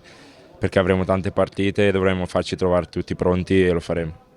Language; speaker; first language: Italian; native; Italian